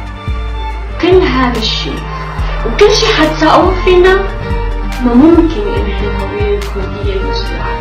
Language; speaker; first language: Arabic; non-native, local second language; Kurdish